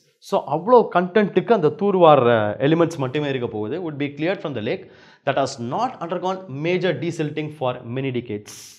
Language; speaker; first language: English; non-native, local second language; Tamil